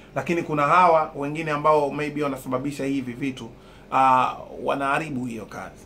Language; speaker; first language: Swahili; native; Swahili